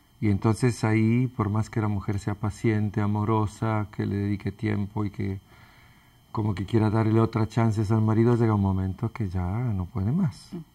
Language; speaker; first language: Spanish; early bilingual, other home language; Italian